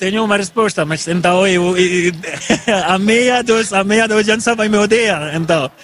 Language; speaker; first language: Portuguese; non-native, fluent; French